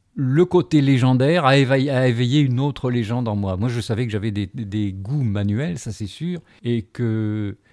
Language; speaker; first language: French; native; French